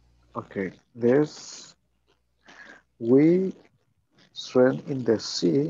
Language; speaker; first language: English; non-native, learner; Spanish